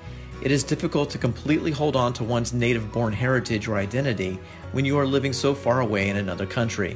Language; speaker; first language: English; native; English